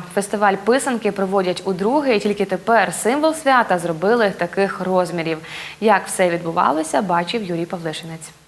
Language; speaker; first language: Ukrainian; native; Ukrainian